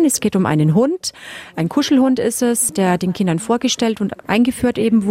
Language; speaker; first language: German; native; German